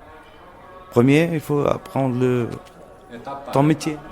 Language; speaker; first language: French; non-native, local second language; Arabic